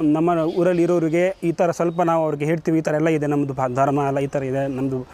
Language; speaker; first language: Kannada; non-native, local second language; Manipuri